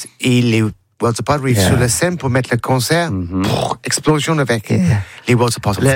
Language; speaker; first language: French; non-native, learner; English